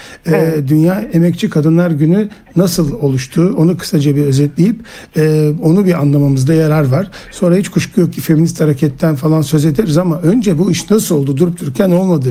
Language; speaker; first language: Turkish; native; Turkish